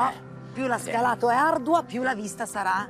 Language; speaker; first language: Italian; native; Italian